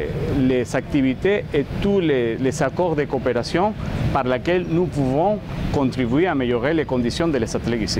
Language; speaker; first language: French; non-native, learner; Spanish